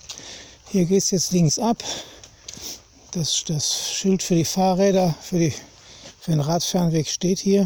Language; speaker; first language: German; native; German